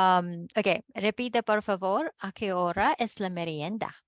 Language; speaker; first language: Spanish; non-native, fluent; Filipino